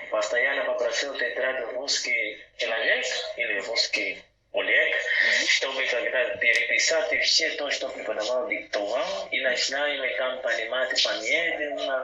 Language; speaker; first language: Russian; non-native, learner; Portuguese